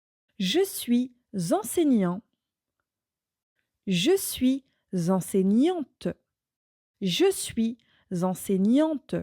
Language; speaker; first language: French; non-native, fluent; English